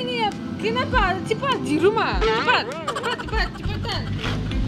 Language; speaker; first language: Indonesian; non-native, learner; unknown